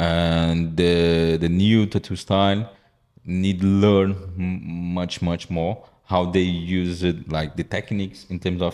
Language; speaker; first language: English; non-native, fluent; Portuguese